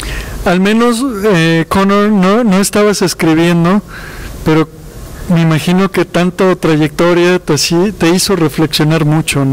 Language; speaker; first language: Spanish; native; Spanish